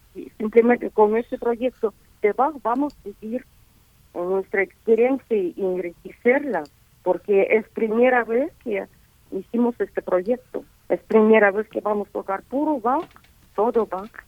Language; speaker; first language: Spanish; non-native, fluent; Russian